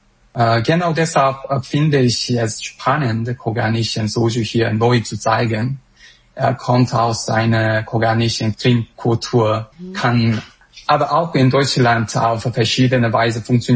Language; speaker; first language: German; non-native, fluent; Korean